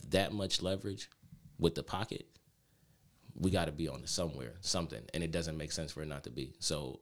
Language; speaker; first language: English; native; English